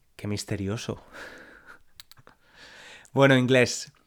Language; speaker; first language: Spanish; native; Spanish